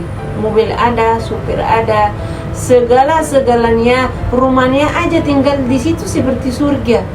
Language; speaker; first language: Indonesian; non-native, fluent; Arabic